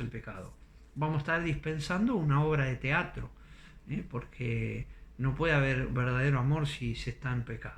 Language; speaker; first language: Spanish; native; Spanish